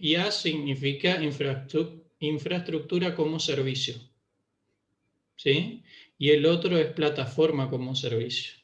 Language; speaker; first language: Spanish; native; Spanish